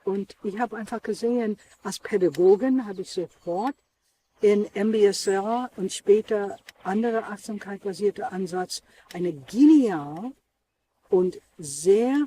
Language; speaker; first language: German; non-native, fluent; English